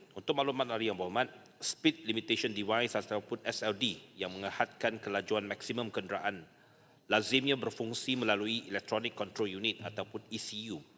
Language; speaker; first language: Malay; native; Malay